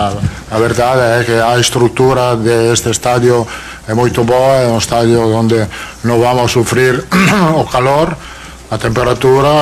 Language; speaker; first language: Portuguese; non-native, learner; Italian